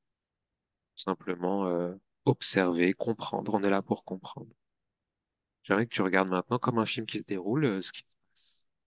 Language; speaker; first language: French; native; French